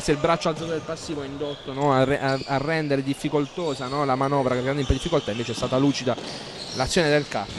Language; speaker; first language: Italian; native; Italian